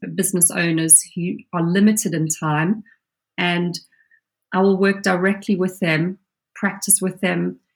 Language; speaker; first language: English; native; English